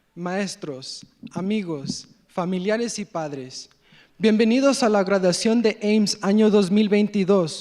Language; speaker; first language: Spanish; early bilingual, heritage; Spanish